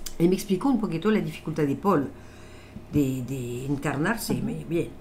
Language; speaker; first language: Spanish; non-native, fluent; French